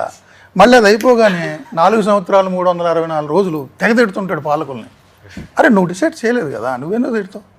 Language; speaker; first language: Telugu; native; Telugu